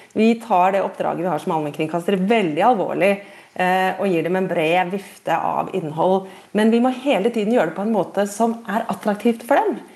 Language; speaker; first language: Norwegian; native; Norwegian